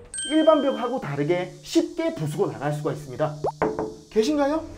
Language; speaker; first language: Korean; native; Korean